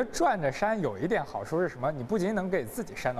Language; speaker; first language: Chinese; native; Chinese